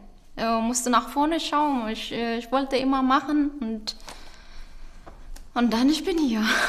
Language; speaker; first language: German; non-native, learner; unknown